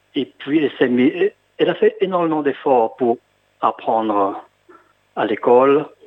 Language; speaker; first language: French; non-native, fluent; Khmer